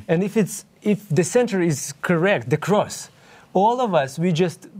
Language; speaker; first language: English; non-native, fluent; Ukrainian